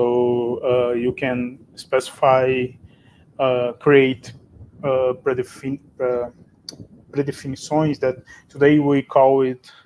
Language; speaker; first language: English; non-native, fluent; Portuguese